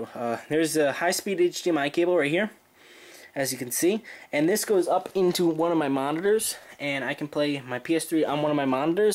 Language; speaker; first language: English; native; English